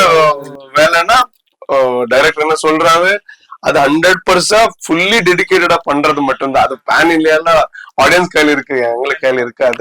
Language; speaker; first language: Tamil; non-native, learner; Tulu